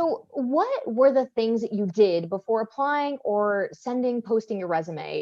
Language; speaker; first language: English; native; English